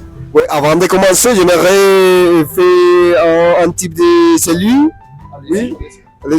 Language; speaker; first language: French; non-native, learner; Spanish